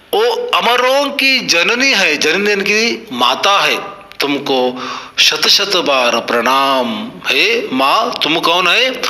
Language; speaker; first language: Hindi; non-native, local second language; Kannada